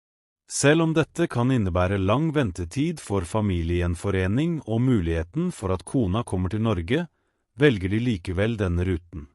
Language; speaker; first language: Norwegian; non-native, fluent; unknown